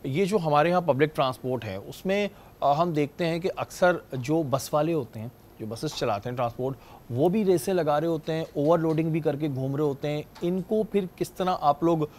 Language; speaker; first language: Urdu; native; Urdu